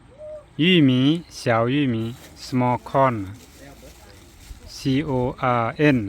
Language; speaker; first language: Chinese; non-native, fluent; Lao